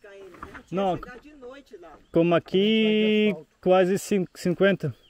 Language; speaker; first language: Portuguese; non-native, learner; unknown